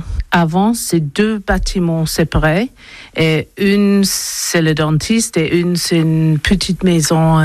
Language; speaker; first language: French; non-native, learner; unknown